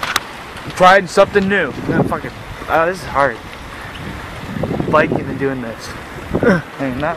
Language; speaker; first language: English; native; English